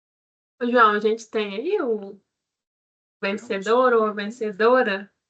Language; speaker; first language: Portuguese; native; Portuguese